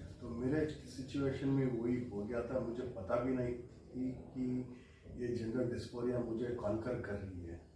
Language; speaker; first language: Hindi; non-native, local second language; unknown